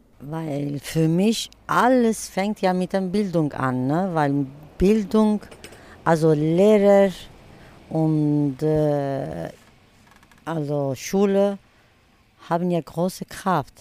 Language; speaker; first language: German; early bilingual, other home language; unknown